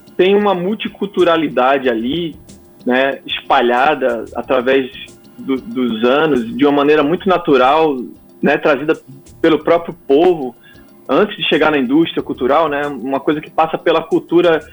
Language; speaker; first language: Portuguese; native; Portuguese